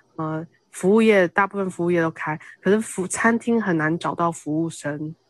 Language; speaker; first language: Chinese; native; Chinese